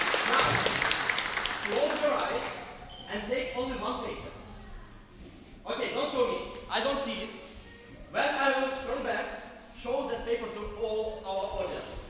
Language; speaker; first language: English; non-native, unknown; Ukrainian